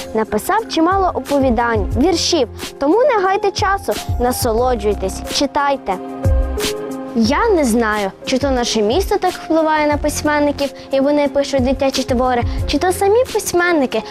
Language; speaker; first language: Ukrainian; native; Ukrainian